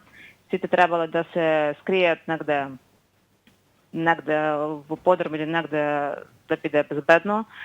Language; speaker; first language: Macedonian; non-native, fluent; Ukrainian